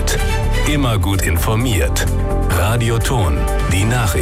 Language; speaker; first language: German; native; German